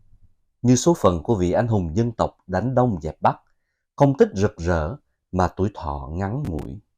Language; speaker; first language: Vietnamese; native; Vietnamese